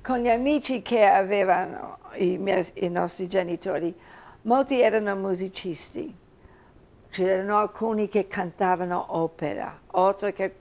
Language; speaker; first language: Italian; early bilingual, heritage; English